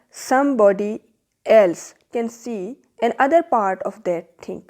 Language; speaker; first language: English; non-native, local second language; Urdu